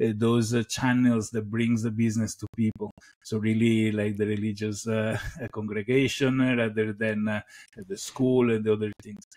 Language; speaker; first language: English; non-native, fluent; Italian